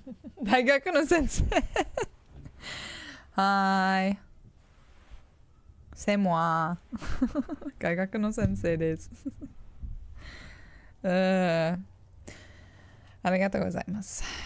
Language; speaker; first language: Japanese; non-native, learner; English